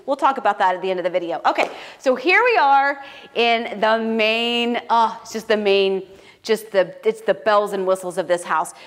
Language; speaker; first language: English; native; English